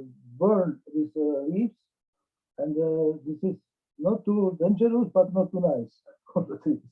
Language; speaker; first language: English; non-native, learner; Czech